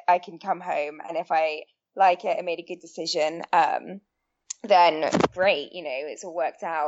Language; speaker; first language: English; native; English